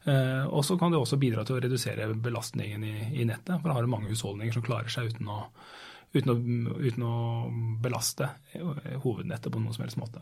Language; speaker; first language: Norwegian; native; Norwegian